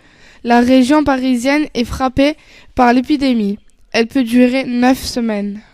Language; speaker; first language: French; native; French